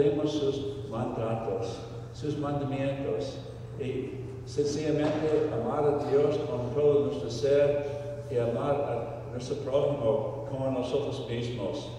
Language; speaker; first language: Spanish; non-native, fluent; English